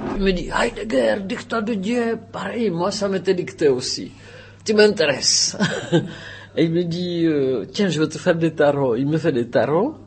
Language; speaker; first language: French; non-native, fluent; Czech